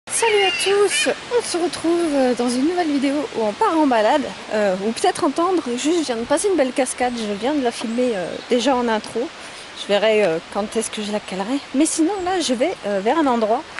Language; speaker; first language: French; native; French